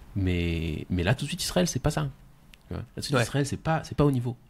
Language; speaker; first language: French; native; French